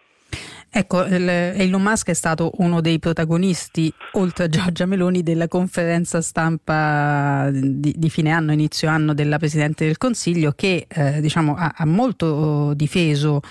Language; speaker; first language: Italian; native; Italian